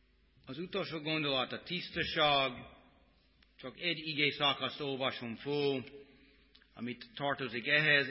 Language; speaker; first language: Hungarian; non-native, fluent; English